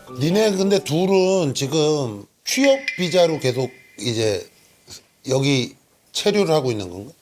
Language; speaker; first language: Korean; native; Korean